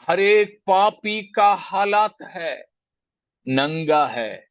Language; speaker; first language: Hindi; non-native, local second language; Malayalam